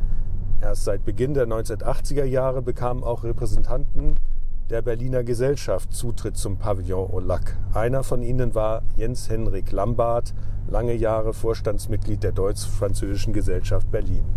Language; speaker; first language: German; native; German